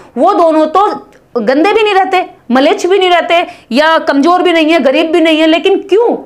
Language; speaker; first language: Hindi; native; Hindi